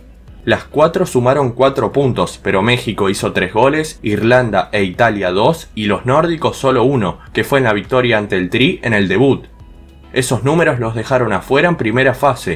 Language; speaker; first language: Spanish; native; Spanish